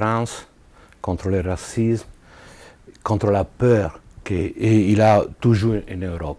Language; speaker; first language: French; non-native, learner; Italian